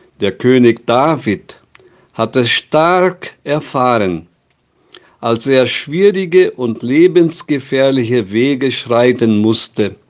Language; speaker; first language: German; non-native, fluent; Portuguese